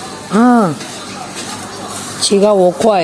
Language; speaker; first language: Chinese; non-native, learner; Bangla